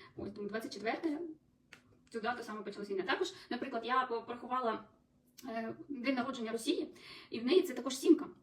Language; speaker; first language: Ukrainian; non-native, local second language; Russian